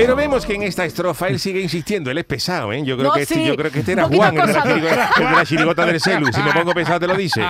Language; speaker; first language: Spanish; native; Spanish